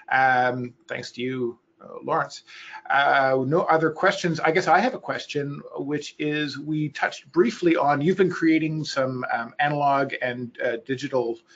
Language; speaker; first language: English; native; English